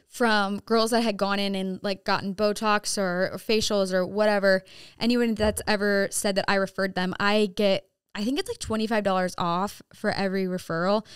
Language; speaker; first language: English; native; English